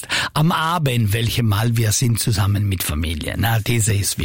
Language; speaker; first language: German; non-native, learner; Italian